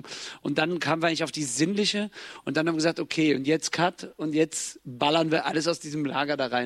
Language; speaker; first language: German; native; German